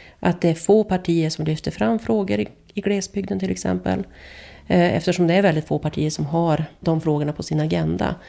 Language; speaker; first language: Swedish; native; Swedish